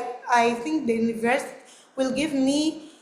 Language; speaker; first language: English; non-native, learner; Portuguese